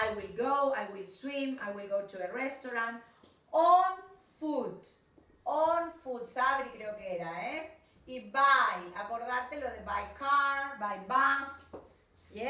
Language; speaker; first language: English; non-native, fluent; Spanish